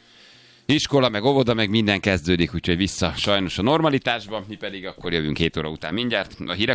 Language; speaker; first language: Hungarian; native; Hungarian